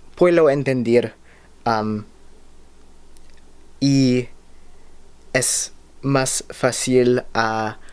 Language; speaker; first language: Spanish; non-native, learner; English